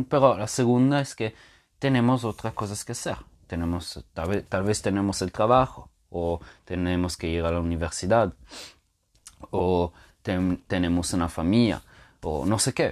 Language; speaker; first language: Spanish; non-native, fluent; Portuguese